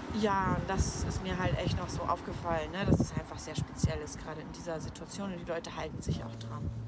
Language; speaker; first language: German; native; German